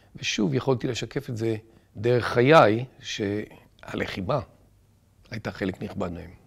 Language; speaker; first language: Hebrew; native; Hebrew